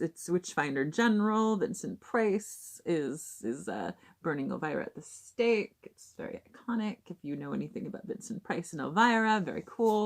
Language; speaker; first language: English; native; English